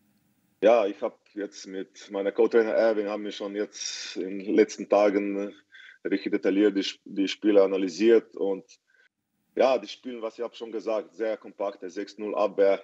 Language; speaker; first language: German; non-native, fluent; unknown